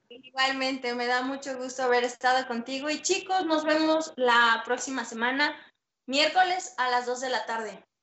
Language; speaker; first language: Spanish; native; Spanish